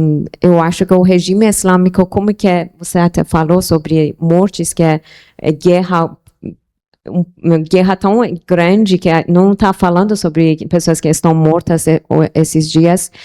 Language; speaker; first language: Portuguese; non-native, fluent; Persian